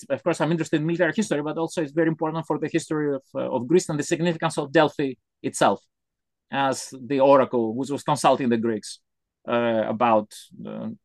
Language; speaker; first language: English; non-native, fluent; Greek